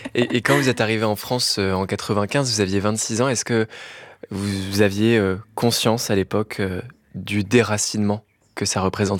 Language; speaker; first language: French; native; French